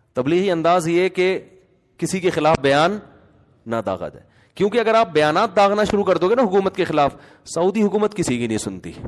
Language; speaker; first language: Urdu; native; Urdu